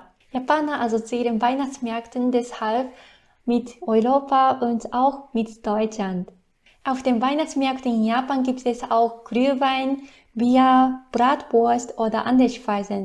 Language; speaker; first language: German; non-native, fluent; Japanese